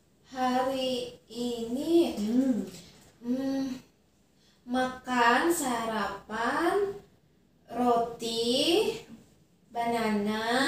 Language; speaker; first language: Indonesian; non-native, learner; Japanese